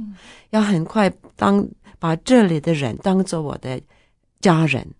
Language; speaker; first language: Chinese; non-native, fluent; Norwegian